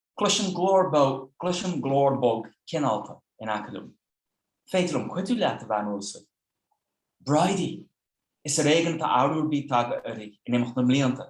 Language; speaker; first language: Irish; non-native, fluent; Dutch